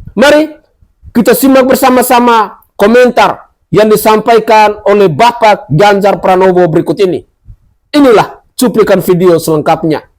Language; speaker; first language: Indonesian; native; Indonesian